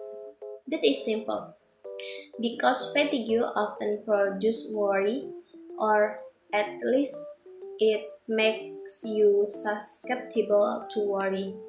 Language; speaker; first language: English; non-native, fluent; Indonesian